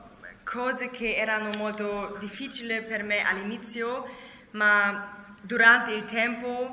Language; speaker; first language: Italian; non-native, learner; German